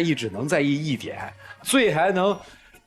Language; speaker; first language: Chinese; native; Chinese